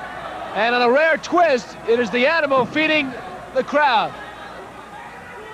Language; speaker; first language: English; native; English